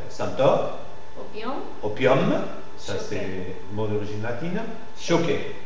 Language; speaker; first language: French; non-native, fluent; Spanish